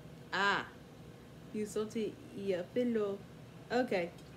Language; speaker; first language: Italian; non-native, learner; English